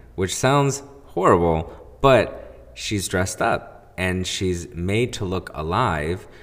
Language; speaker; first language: English; early bilingual, other home language; Spanish